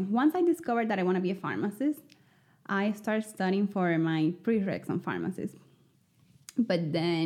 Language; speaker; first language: English; non-native, fluent; Spanish